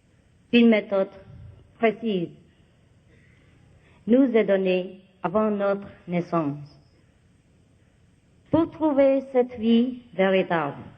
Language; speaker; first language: French; non-native, learner; Vietnamese